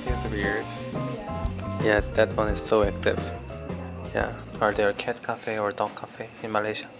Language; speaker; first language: English; non-native, learner; Korean